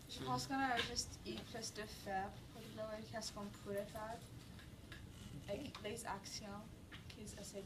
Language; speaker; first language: French; non-native, learner; English